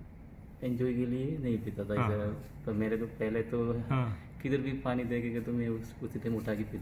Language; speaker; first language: Hindi; non-native, local second language; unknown